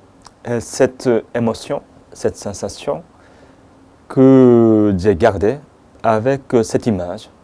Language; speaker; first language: French; non-native, fluent; Japanese